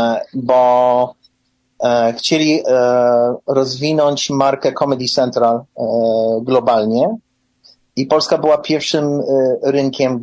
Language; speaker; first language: Polish; early bilingual, heritage; English